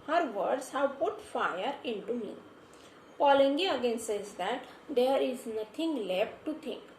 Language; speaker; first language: English; non-native, local second language; Marathi